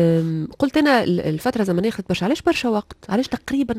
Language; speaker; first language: Arabic; native; Arabic